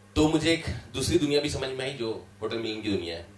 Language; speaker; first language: Hindi; native; Hindi